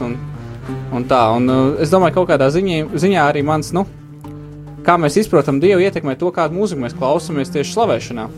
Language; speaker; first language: Latvian; native; Latvian